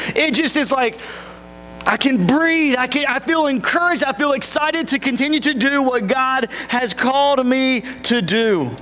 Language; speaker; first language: English; native; English